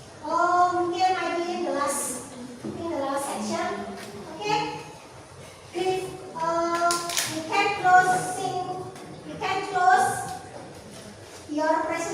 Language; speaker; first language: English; non-native, learner; Indonesian